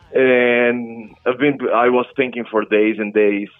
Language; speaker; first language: English; non-native, fluent; Portuguese